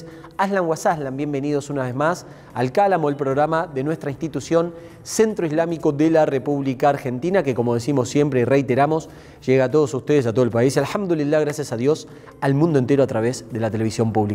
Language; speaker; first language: Spanish; native; Spanish